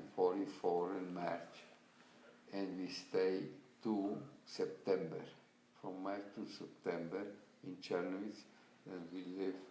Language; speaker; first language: English; non-native, learner; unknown